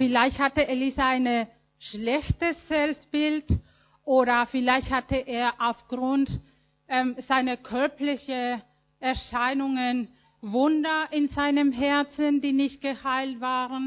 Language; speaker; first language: German; non-native, fluent; Spanish